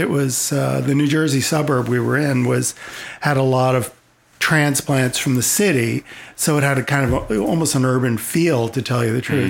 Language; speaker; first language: English; native; English